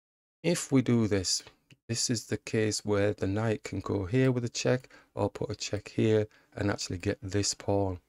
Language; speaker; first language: English; native; English